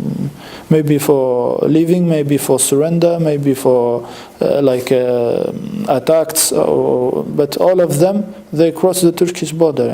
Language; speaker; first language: English; non-native, fluent; French